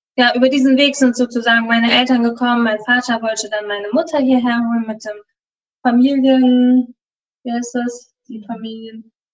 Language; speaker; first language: German; early bilingual, other home language; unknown